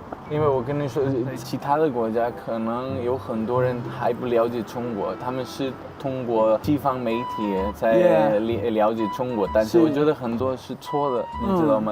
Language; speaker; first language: Chinese; non-native, fluent; Spanish